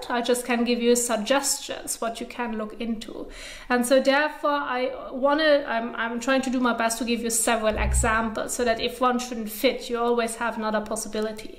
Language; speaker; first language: English; non-native, fluent; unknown